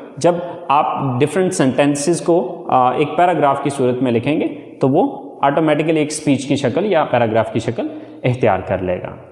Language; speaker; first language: Urdu; native; Urdu